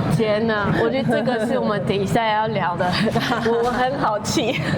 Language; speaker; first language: Chinese; native; Chinese